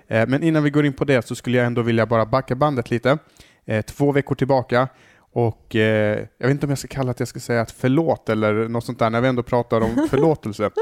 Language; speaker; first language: Swedish; early bilingual, other home language; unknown